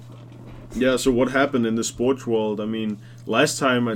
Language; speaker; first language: English; non-native, fluent; Danish